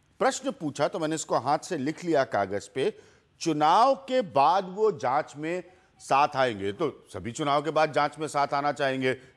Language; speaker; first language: Hindi; native; Hindi